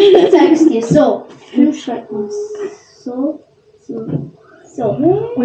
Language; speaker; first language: German; native; German